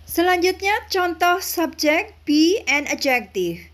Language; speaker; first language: English; non-native, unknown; Indonesian